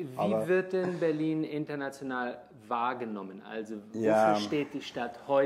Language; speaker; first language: German; native; German